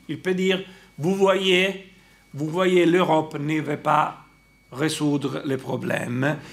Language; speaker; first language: French; non-native, fluent; Italian